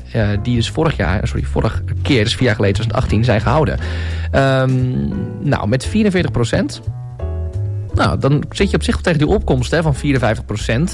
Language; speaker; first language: Dutch; native; Dutch